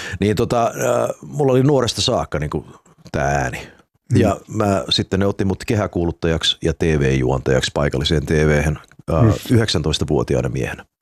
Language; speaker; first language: Finnish; early bilingual, heritage; Finnish